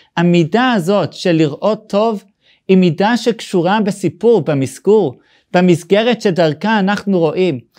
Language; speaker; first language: Hebrew; non-native, fluent; English